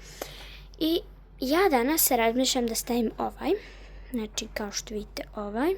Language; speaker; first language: Bosnian; early bilingual, heritage; Bosnian